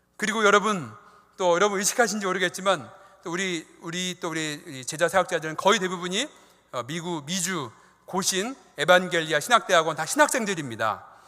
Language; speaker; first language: Korean; native; Korean